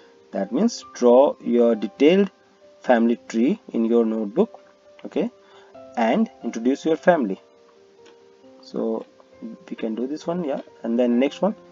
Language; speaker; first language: English; non-native, local second language; Hindi